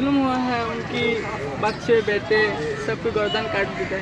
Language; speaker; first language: Hindi; non-native, learner; Rohingya